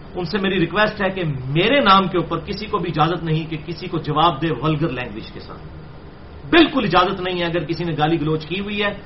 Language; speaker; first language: Urdu; non-native, local second language; Punjabi